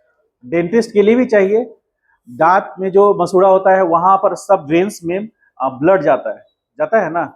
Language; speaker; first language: Hindi; native; Hindi